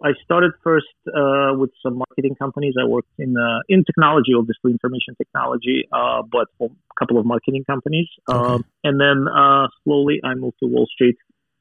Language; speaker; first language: English; non-native, fluent; Russian